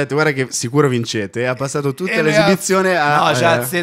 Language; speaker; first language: Italian; native; Italian